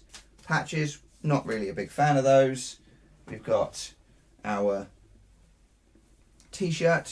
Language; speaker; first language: English; native; English